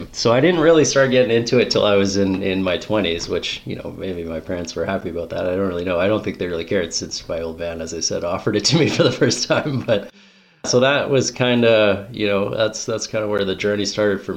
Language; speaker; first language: English; native; English